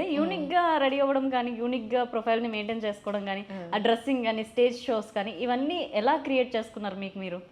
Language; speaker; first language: Telugu; native; Telugu